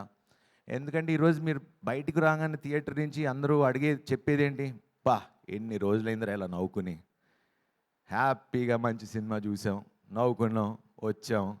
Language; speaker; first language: Telugu; native; Telugu